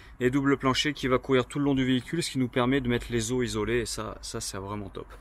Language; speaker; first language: French; native; French